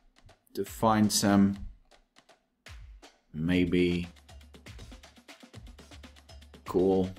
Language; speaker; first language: English; non-native, fluent; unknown